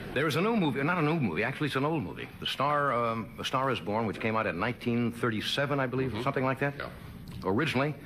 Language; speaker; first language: English; native; English